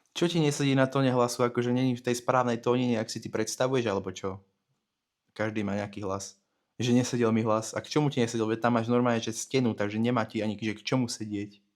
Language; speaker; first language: Slovak; native; Slovak